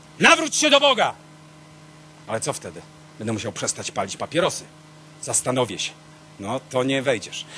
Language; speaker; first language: Polish; native; Polish